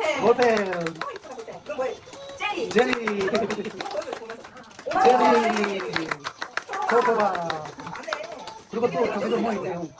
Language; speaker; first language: Korean; non-native, fluent; Nepali